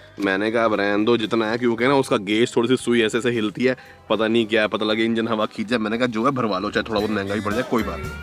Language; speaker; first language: Hindi; non-native, local second language; Punjabi